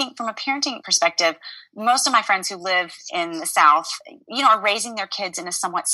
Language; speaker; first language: English; native; English